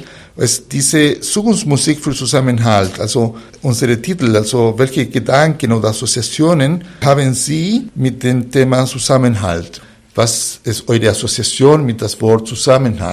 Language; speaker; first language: German; non-native, fluent; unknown